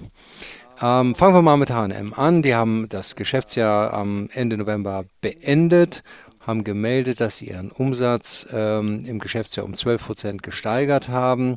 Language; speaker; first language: German; native; German